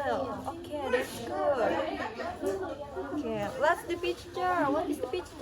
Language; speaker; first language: English; non-native, learner; Indonesian